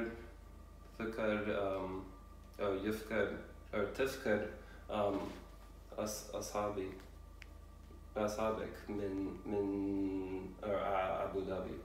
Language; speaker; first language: Arabic; non-native, learner; English